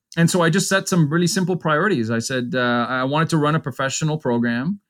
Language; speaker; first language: English; native; English